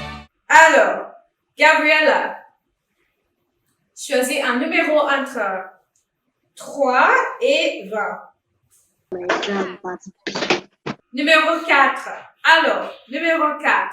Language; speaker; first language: French; non-native, fluent; English